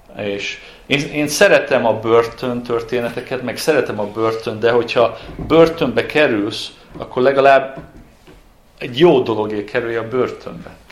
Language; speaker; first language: Hungarian; native; Hungarian